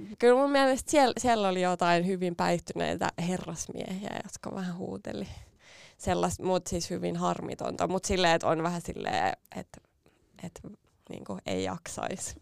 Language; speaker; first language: Finnish; native; Finnish